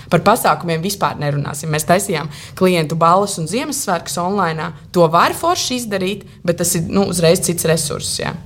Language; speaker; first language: Latvian; native; Latvian